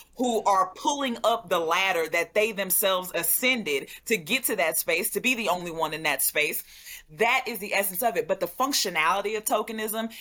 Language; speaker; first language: English; native; English